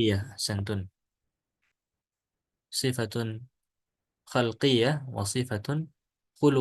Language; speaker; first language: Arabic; non-native, fluent; Indonesian